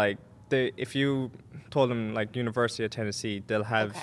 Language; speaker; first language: English; native; English